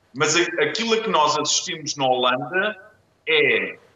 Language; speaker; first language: Portuguese; non-native, fluent; German